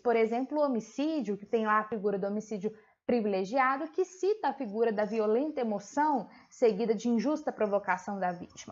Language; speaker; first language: Portuguese; native; Portuguese